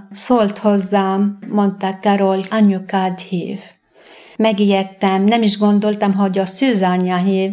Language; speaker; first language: Hungarian; non-native, fluent; Arabic